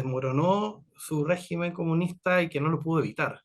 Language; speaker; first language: Spanish; native; Spanish